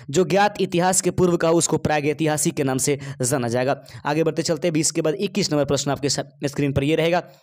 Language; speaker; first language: Hindi; native; Hindi